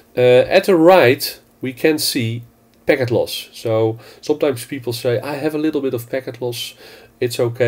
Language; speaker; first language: English; non-native, fluent; Dutch